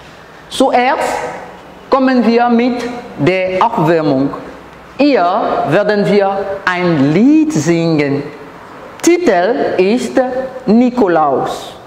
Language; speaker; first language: German; non-native, learner; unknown